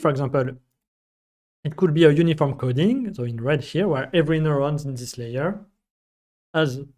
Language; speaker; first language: English; non-native, fluent; French